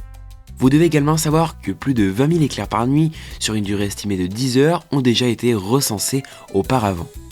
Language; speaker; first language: French; native; French